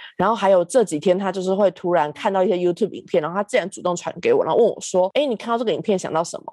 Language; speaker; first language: Chinese; native; Chinese